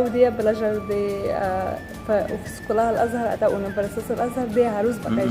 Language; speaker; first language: Indonesian; non-native, fluent; Arabic